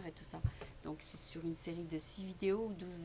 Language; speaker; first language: French; native; French